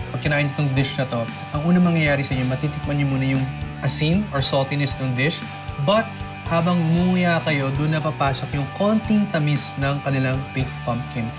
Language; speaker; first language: Filipino; native; Filipino